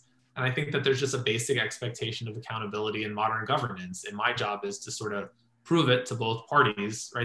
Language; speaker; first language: English; native; English